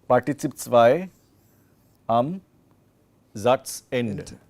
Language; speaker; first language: German; non-native, fluent; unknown